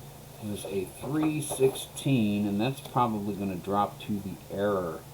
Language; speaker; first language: English; native; English